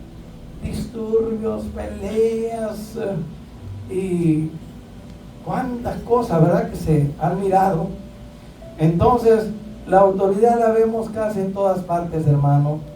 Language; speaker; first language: Spanish; native; Spanish